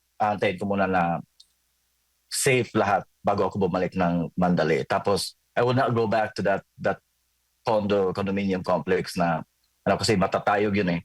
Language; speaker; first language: Filipino; non-native, local second language; Cebuano